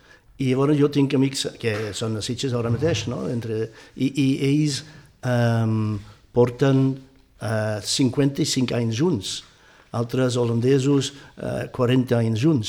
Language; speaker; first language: Catalan; non-native, fluent; English